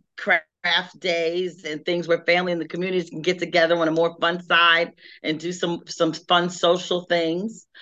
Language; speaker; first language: English; native; English